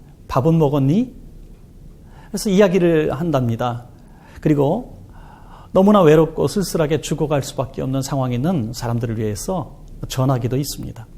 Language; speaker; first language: Korean; native; Korean